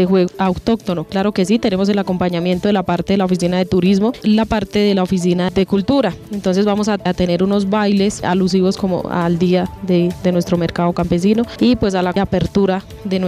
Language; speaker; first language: Spanish; native; Spanish